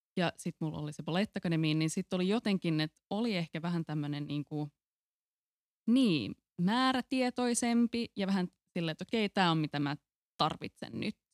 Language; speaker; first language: Finnish; non-native, local second language; Swedish